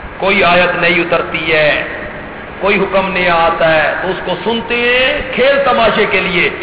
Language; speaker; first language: Urdu; non-native, local second language; Punjabi